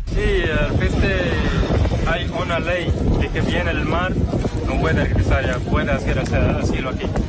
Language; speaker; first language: Spanish; non-native, learner; Arabic